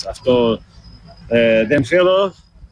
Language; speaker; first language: Greek; non-native, learner; Portuguese